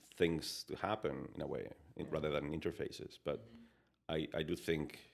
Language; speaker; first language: English; non-native, fluent; Spanish